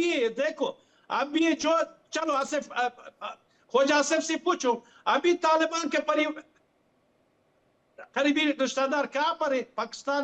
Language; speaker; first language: Hindi; non-native, fluent; Pashto